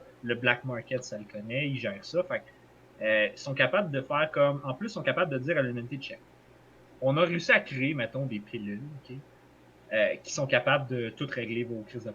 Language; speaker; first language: French; native; French